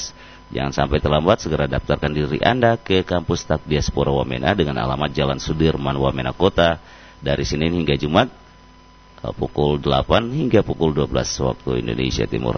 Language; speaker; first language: Indonesian; native; Indonesian